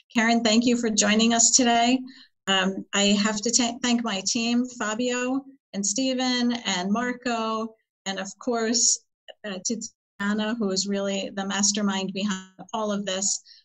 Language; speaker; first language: English; native; English